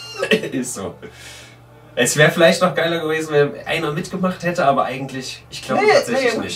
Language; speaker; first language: German; native; German